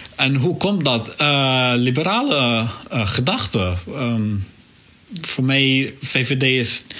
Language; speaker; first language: Dutch; non-native, fluent; Arabic